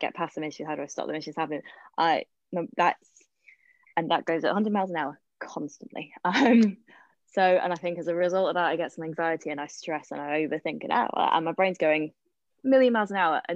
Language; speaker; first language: English; non-native, local second language; Welsh